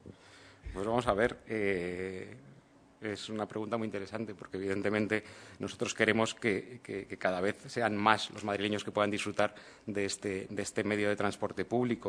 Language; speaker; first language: Spanish; native; Spanish